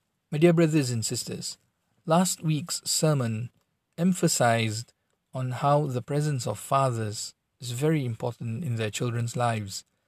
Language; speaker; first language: English; non-native, local second language; Malay